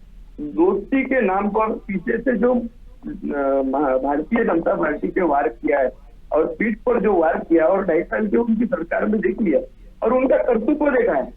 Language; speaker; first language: Hindi; non-native, local second language; Marathi